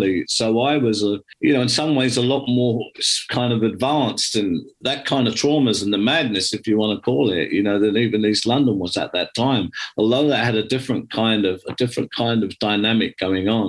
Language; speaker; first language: English; native; English